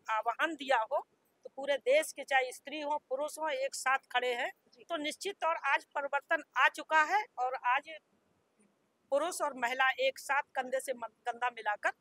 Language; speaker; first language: Hindi; native; Hindi